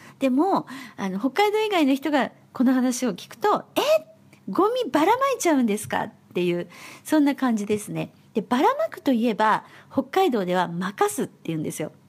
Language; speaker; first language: Japanese; native; Japanese